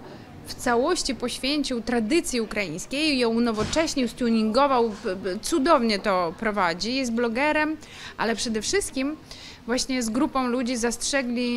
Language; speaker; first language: Polish; non-native, fluent; Ukrainian